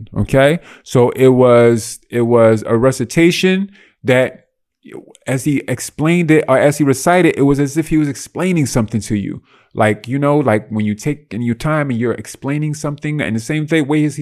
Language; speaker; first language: English; native; English